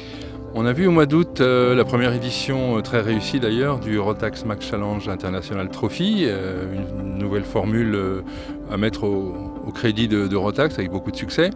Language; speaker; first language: French; native; French